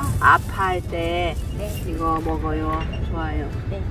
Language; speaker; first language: Korean; non-native, learner; Thai